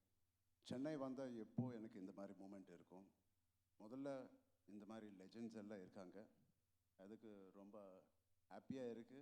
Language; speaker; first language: Tamil; non-native, local second language; Telugu